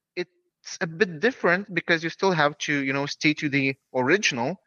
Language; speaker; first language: English; non-native, fluent; Lithuanian